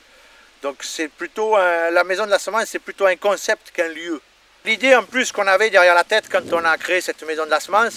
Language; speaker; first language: French; native; French